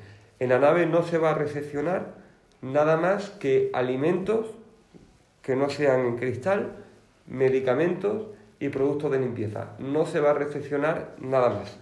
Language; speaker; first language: Spanish; native; Spanish